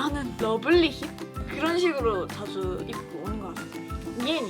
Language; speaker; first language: Korean; native; Korean